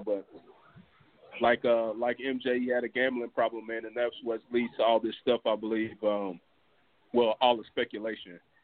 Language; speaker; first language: English; native; English